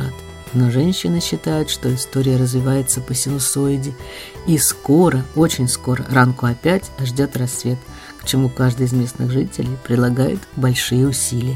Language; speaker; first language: Russian; native; Russian